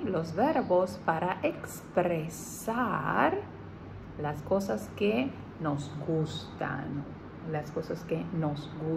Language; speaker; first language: Spanish; non-native, fluent; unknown